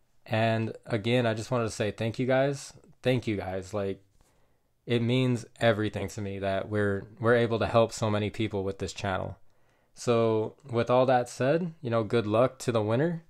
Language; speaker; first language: English; native; English